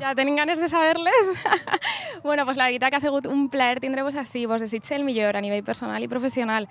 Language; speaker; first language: Catalan; native; Catalan